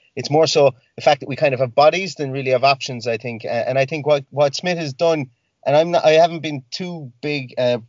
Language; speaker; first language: English; native; English